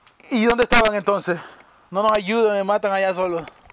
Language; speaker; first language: Spanish; early bilingual, heritage; Spanish